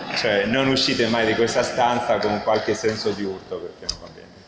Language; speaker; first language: Italian; non-native, fluent; Spanish